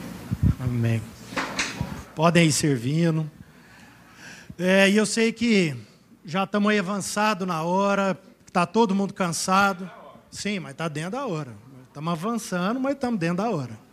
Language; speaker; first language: Portuguese; native; Portuguese